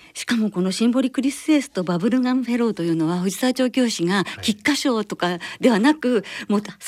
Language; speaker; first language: Japanese; native; Japanese